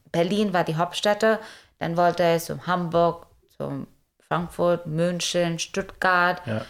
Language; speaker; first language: German; non-native, learner; Hindi